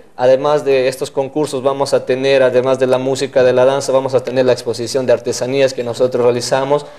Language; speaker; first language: Spanish; non-native, local second language; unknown